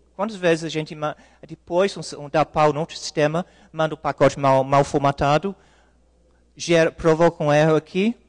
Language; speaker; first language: Portuguese; non-native, fluent; English